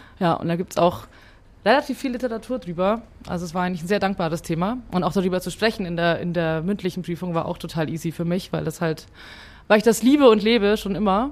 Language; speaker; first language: German; early bilingual, other home language; Hungarian